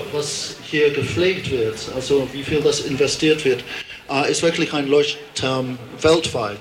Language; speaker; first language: German; non-native, fluent; English